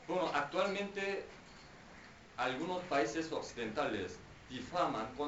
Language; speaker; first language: Spanish; non-native, fluent; Korean